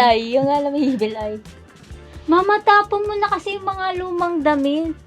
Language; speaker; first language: Filipino; native; Filipino